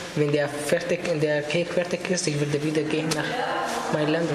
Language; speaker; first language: German; non-native, learner; Arabic